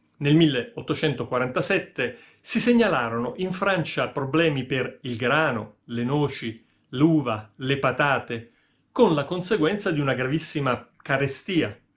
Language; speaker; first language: Italian; native; Italian